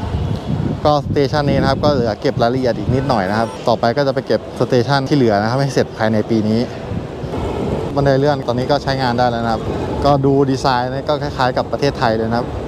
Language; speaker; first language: Thai; native; Thai